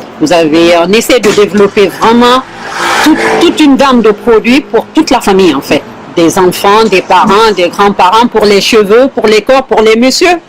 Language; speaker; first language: French; non-native, local second language; Fula